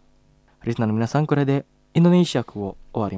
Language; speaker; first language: Japanese; non-native, fluent; Indonesian